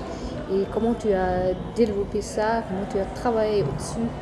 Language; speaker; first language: French; non-native, fluent; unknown